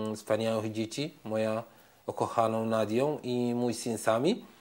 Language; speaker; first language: Polish; non-native, fluent; Arabic